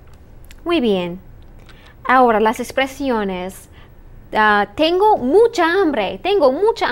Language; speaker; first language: Spanish; non-native, fluent; English